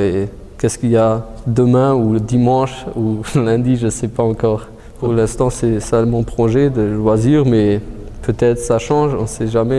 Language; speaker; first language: French; early bilingual, heritage; German